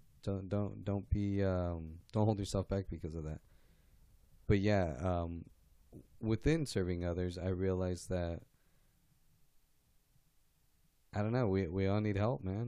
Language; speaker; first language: English; native; English